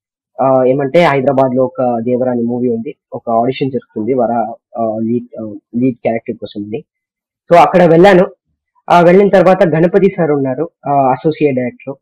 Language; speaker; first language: Telugu; non-native, learner; Kannada